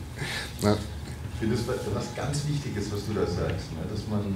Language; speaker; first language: German; native; German